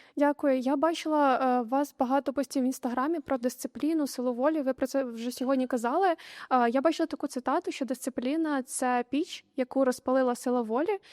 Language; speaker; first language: Ukrainian; native; Ukrainian